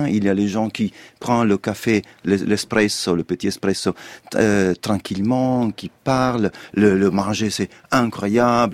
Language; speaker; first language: French; non-native, fluent; Italian